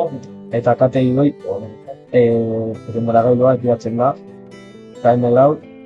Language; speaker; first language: Basque; non-native, local second language; Spanish